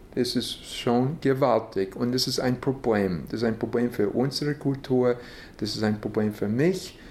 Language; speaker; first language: German; non-native, fluent; English